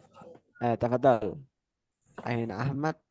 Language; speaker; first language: Arabic; non-native, fluent; Indonesian